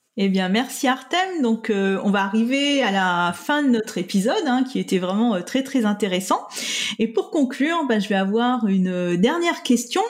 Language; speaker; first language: French; native; French